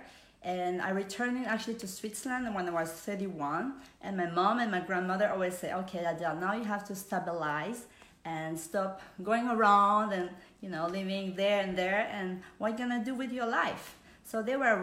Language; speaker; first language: English; non-native, fluent; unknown